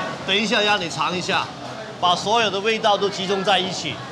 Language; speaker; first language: Chinese; native; Chinese